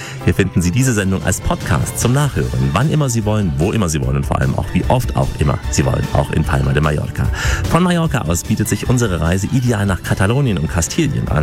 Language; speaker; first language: German; native; German